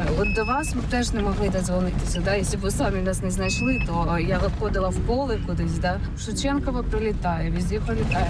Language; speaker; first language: Ukrainian; native; Ukrainian